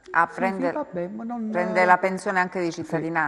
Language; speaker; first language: Italian; native; Italian